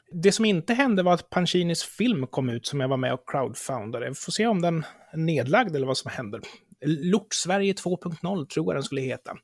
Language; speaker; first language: Swedish; native; Swedish